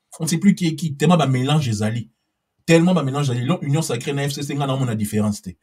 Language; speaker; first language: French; non-native, local second language; Lingala